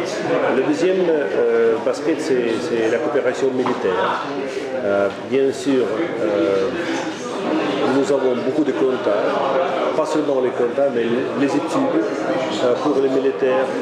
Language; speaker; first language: French; non-native, fluent; Russian